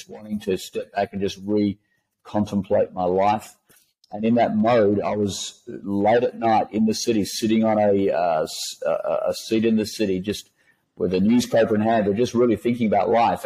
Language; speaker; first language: English; native; English